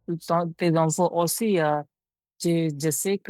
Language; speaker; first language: French; non-native, learner; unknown